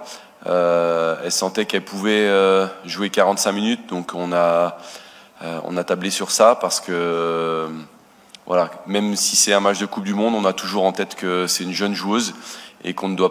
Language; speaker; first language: French; native; French